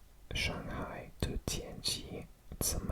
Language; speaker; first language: Chinese; non-native, learner; English